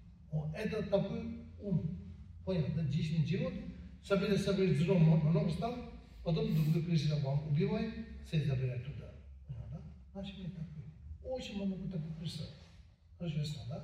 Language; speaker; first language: Russian; non-native, learner; Tibetan